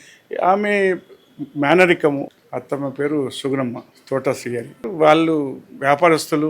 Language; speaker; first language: Telugu; native; Telugu